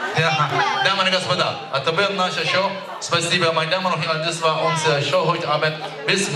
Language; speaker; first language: Russian; non-native, learner; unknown